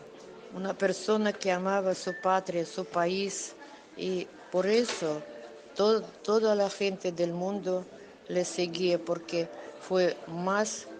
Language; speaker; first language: Spanish; non-native, fluent; Russian